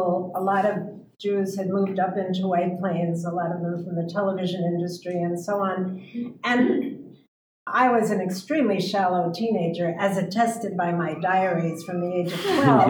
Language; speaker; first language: English; native; English